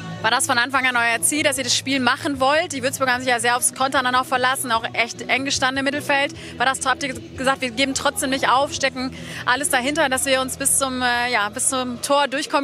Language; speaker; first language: German; native; German